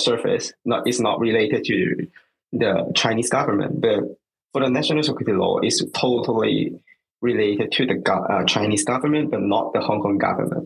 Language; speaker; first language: English; non-native, local second language; Cantonese